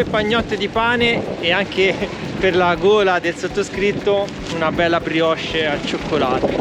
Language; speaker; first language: Italian; native; Italian